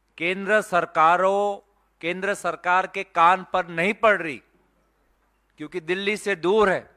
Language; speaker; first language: Hindi; non-native, local second language; Assamese